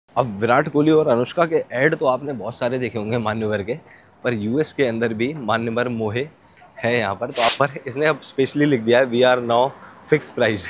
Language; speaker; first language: Hindi; native; Hindi